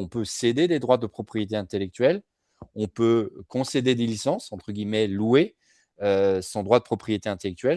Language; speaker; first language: French; native; French